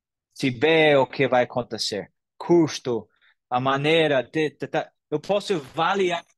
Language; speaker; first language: Portuguese; non-native, fluent; English